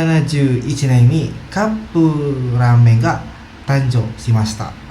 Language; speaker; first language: Japanese; non-native, learner; Indonesian